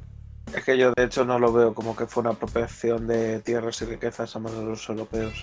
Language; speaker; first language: Spanish; native; Spanish